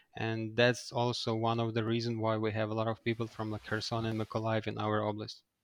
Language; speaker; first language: English; non-native, fluent; Ukrainian